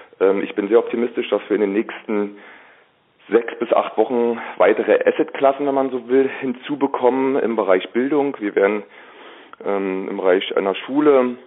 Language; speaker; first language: German; native; German